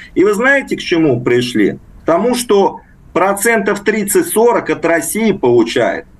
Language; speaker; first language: Russian; native; Russian